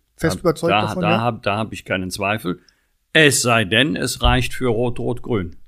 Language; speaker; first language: German; native; German